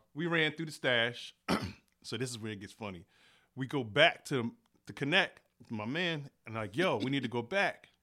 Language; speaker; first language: English; native; English